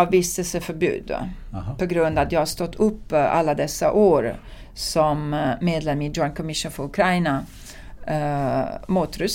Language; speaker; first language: Swedish; non-native, fluent; Italian